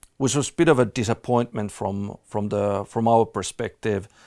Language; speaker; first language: English; non-native, fluent; Finnish